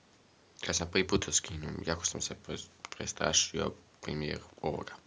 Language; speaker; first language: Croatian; early bilingual, heritage; Croatian